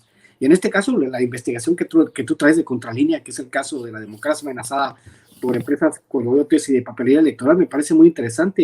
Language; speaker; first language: Spanish; native; Spanish